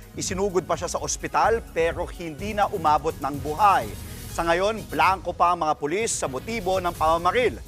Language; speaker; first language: Filipino; native; Filipino